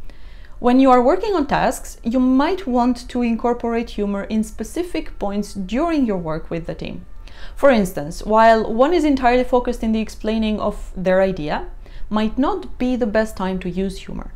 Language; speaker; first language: English; non-native, fluent; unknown